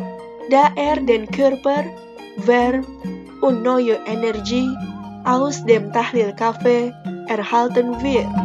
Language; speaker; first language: German; non-native, fluent; Indonesian